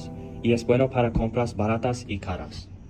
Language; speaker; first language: Spanish; non-native, learner; Thai